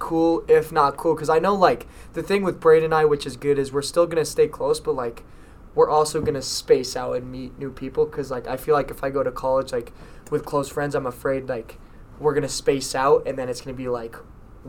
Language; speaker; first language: English; native; English